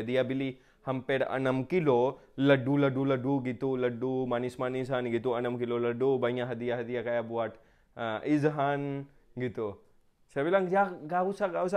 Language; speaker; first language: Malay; non-native, fluent; Urdu